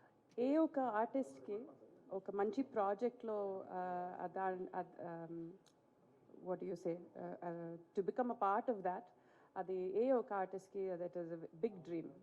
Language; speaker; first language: Telugu; non-native, fluent; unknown